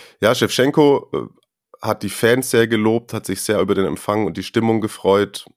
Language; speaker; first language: German; native; German